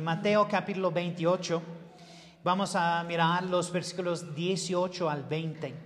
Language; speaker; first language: Spanish; non-native, learner; English